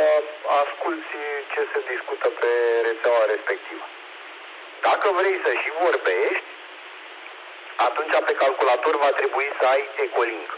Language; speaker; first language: Romanian; native; Romanian